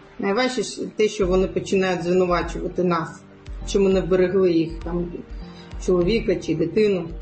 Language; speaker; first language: Ukrainian; non-native, local second language; Crimean Tatar